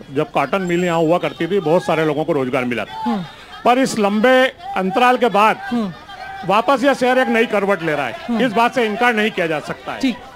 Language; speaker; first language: Hindi; native; Hindi